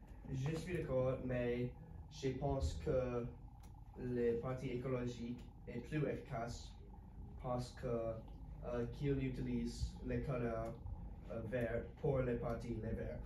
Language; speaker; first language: French; non-native, learner; English